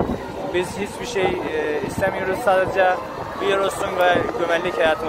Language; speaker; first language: Turkish; non-native, learner; Persian